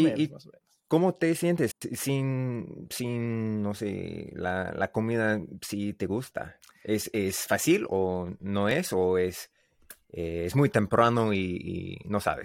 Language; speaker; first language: Spanish; non-native, learner; English